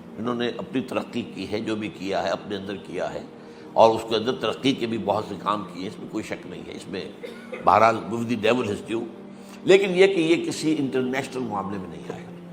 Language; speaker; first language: Urdu; native; Urdu